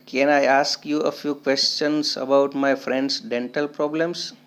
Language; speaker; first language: English; non-native, local second language; Gujarati